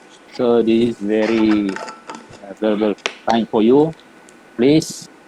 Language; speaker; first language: English; non-native, learner; Indonesian